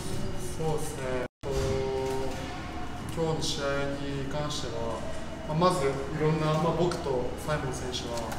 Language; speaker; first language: Japanese; native; Japanese